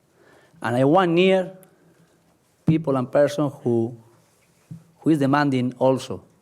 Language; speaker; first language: English; non-native, learner; Spanish